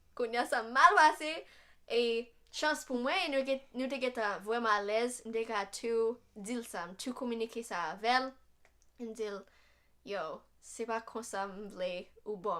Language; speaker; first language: Haitian Creole; non-native, fluent; English